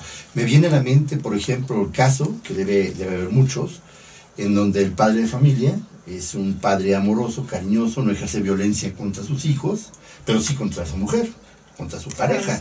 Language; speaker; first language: Spanish; native; Spanish